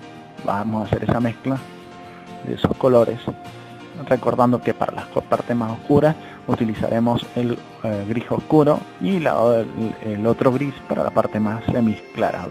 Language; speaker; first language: Spanish; native; Spanish